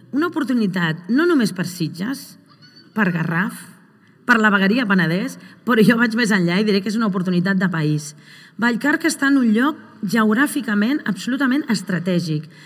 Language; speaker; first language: Catalan; native; Catalan